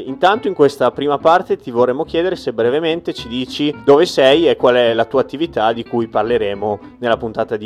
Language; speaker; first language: Italian; native; Italian